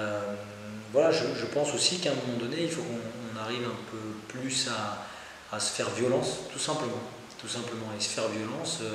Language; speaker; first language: French; native; French